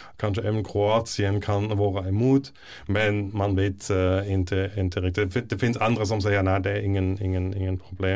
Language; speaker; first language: Swedish; non-native, fluent; German